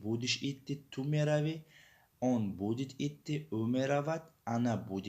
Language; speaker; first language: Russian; non-native, fluent; Tajik